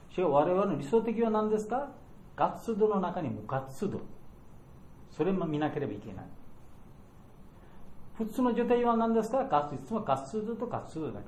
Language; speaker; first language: Japanese; non-native, learner; Bangla